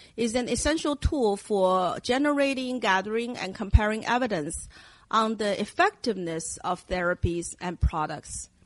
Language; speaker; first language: English; non-native, fluent; Chinese